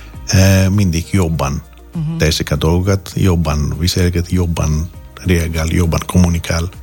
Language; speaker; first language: Hungarian; non-native, fluent; Greek